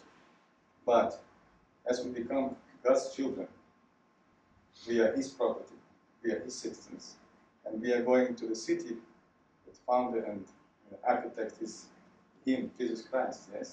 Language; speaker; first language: English; non-native, fluent; Ukrainian